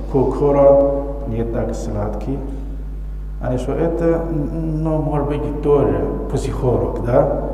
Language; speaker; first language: Russian; non-native, learner; Chinese